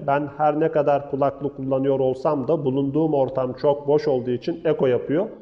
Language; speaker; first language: Turkish; native; Turkish